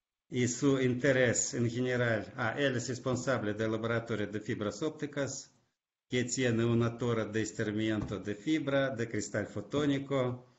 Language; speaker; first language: Spanish; non-native, fluent; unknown